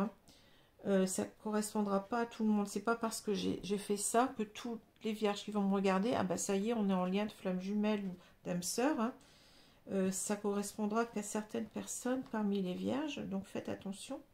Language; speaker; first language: French; native; French